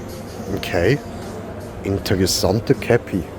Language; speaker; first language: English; non-native, learner; German